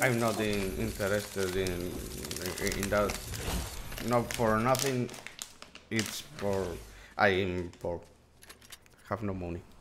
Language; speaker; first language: English; non-native, learner; Spanish